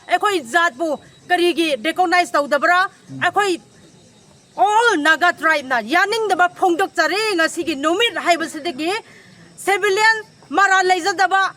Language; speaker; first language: Manipuri; non-native, local second language; Rongmei Naga